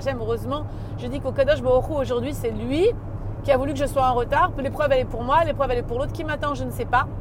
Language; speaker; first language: French; native; French